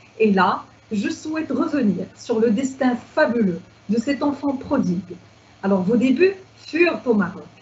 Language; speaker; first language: French; non-native, local second language; Arabic